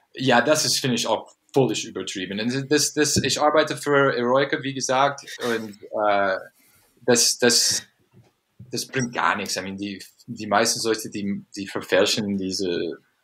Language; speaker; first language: German; non-native, fluent; English